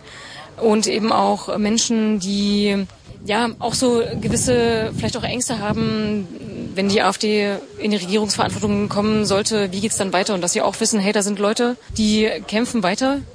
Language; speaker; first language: German; native; German